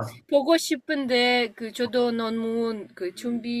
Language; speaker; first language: Korean; non-native, learner; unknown